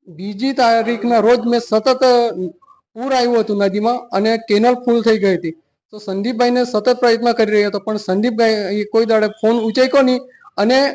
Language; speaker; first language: Gujarati; non-native, local second language; Gamit